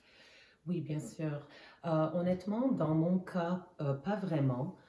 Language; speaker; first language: French; non-native, fluent; Armenian